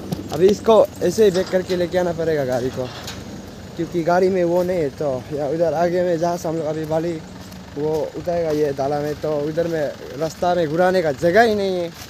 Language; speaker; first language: Hindi; non-native, local second language; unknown